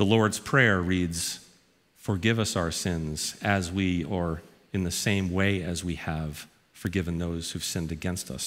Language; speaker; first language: English; native; English